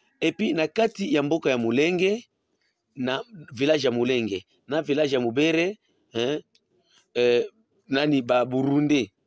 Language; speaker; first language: Lingala; non-native, local second language; Swahili